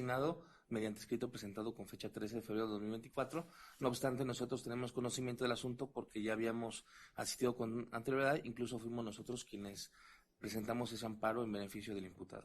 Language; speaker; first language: Spanish; native; Spanish